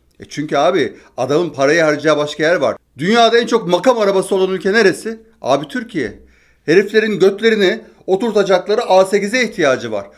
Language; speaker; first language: Turkish; native; Turkish